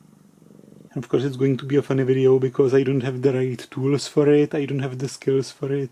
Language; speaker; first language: English; non-native, fluent; Czech